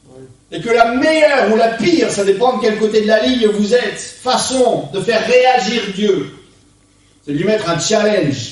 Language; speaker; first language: French; native; French